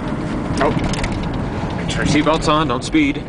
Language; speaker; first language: English; native; English